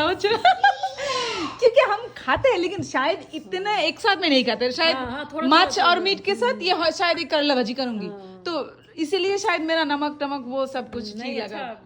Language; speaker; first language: Hindi; non-native, learner; Bangla